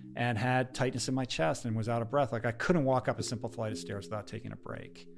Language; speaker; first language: English; native; English